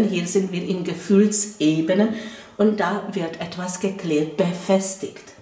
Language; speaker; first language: German; non-native, fluent; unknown